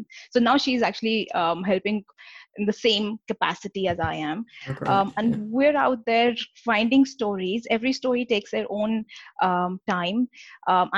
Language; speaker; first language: English; non-native, local second language; Hindi